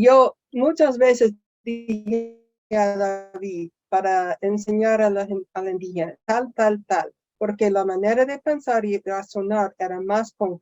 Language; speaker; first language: Spanish; non-native, fluent; English